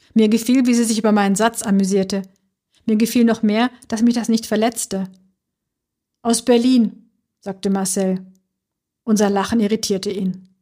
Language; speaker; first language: German; early bilingual, other home language; Turkish